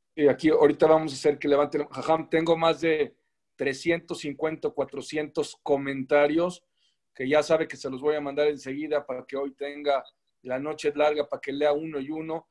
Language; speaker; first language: Spanish; native; Spanish